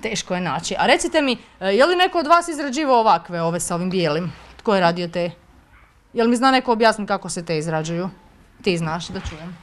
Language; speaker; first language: Croatian; native; Croatian